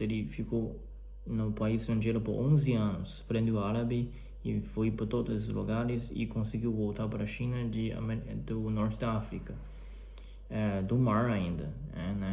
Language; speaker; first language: Portuguese; non-native, learner; Chinese